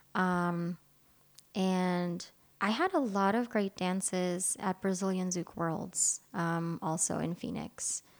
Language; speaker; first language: English; non-native, local second language; Filipino